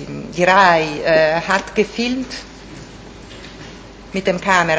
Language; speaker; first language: German; non-native, fluent; Italian